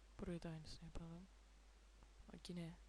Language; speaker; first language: Turkish; native; Turkish